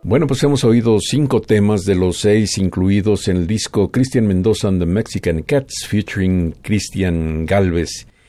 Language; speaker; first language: Spanish; native; Spanish